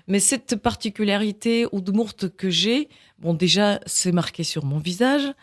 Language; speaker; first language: French; non-native, fluent; Russian